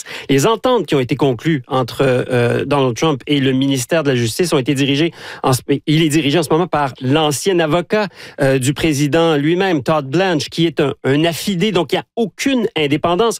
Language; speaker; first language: French; native; French